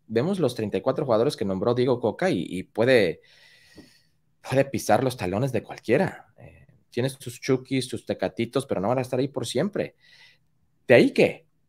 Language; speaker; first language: Spanish; early bilingual, heritage; Spanish